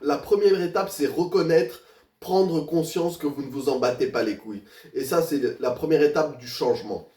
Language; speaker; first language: French; native; French